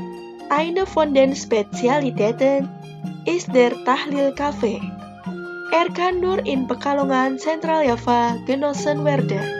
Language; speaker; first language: German; non-native, fluent; Indonesian